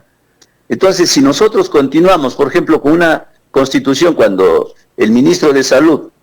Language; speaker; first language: Spanish; native; Spanish